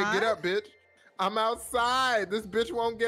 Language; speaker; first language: English; native; English